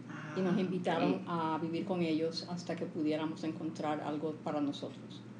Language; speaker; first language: Spanish; early bilingual, heritage; Spanish